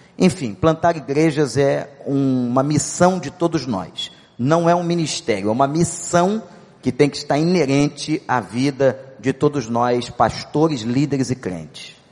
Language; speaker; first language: Portuguese; native; Portuguese